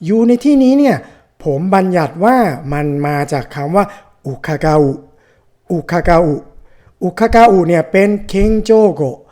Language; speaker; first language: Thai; native; Thai